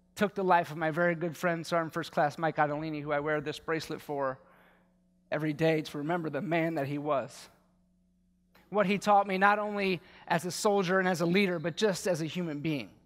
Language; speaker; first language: English; native; English